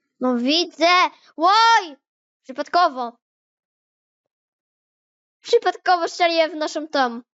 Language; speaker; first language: Polish; native; Polish